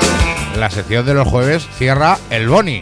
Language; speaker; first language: Spanish; native; Spanish